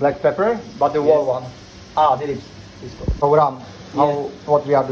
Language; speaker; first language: English; non-native, fluent; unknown